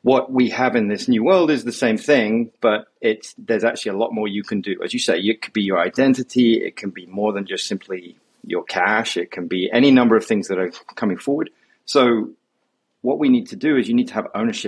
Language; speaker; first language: English; native; English